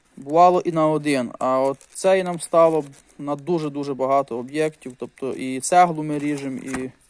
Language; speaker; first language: Ukrainian; native; Ukrainian